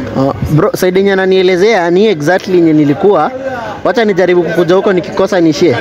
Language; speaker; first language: Swahili; native; Swahili